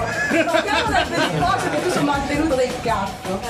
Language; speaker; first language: Italian; native; Italian